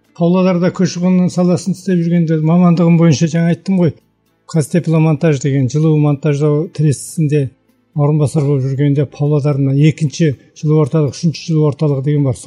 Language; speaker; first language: Kazakh; early bilingual, heritage; Kazakh